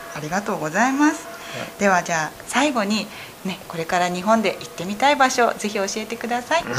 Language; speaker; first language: Japanese; native; Japanese